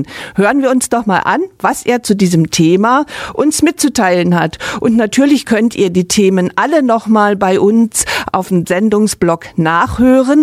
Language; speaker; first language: German; native; German